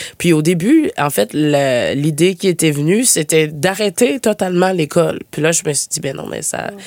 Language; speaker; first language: French; native; French